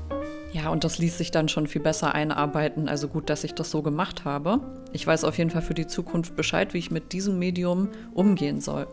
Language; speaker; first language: German; native; German